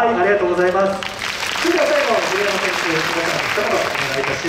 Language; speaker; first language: Japanese; native; Japanese